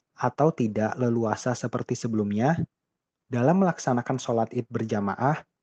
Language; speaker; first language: Indonesian; native; Indonesian